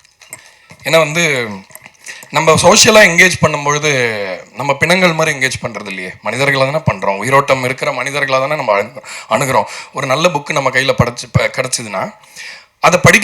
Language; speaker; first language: Tamil; native; Tamil